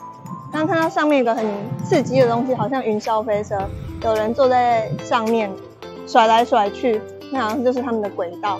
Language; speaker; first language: Chinese; native; Chinese